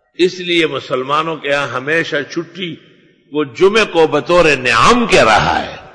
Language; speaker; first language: Urdu; non-native, local second language; Pashto